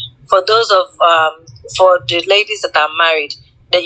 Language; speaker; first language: English; non-native, local second language; Igbo